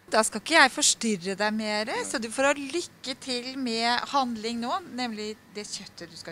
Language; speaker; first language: Norwegian; native; Norwegian